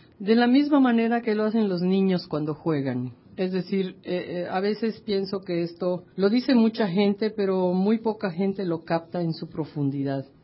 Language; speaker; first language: Spanish; native; Spanish